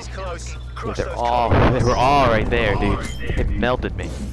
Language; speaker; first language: English; native; English